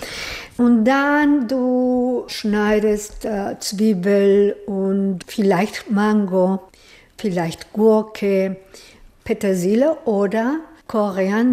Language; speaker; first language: German; non-native, learner; Spanish